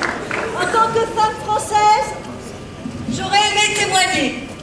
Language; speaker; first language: French; native; French